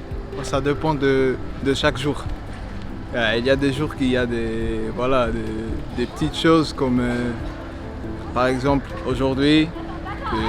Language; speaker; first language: French; non-native, fluent; Spanish